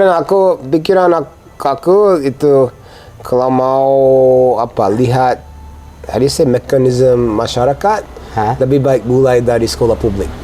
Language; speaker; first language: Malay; non-native, fluent; English